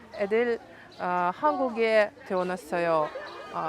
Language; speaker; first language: Korean; non-native, learner; Russian